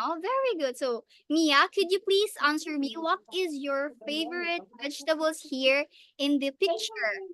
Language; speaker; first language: English; non-native, local second language; Filipino